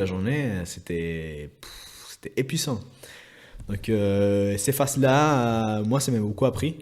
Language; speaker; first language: French; non-native, fluent; Spanish